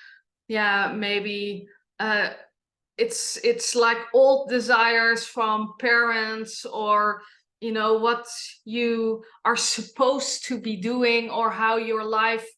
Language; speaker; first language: English; non-native, fluent; Dutch